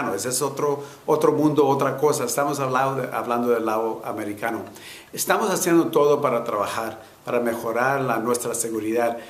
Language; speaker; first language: Spanish; early bilingual, heritage; Spanish